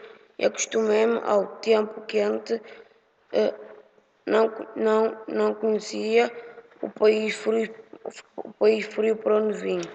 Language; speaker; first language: Portuguese; early bilingual, other home language; Upper Guinea Crioulo